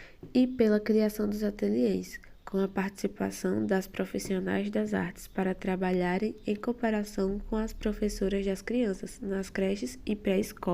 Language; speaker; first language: Portuguese; native; Portuguese